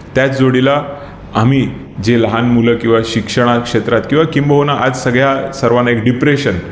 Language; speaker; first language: Marathi; native; Marathi